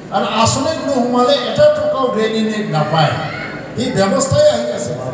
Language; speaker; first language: Assamese; non-native, local second language; Bodo